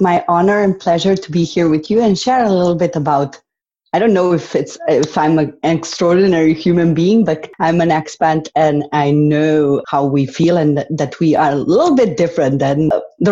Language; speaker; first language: English; non-native, fluent; Slovenian